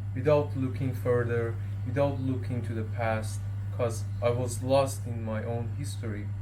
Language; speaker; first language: English; non-native, fluent; Persian